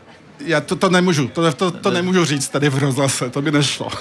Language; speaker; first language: Czech; early bilingual, heritage; French